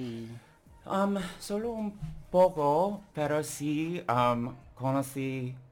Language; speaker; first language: Spanish; non-native, learner; English